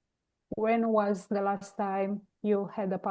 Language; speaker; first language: English; non-native, learner; Romanian